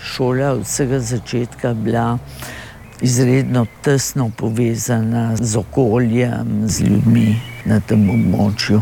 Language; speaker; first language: Slovenian; native; Slovenian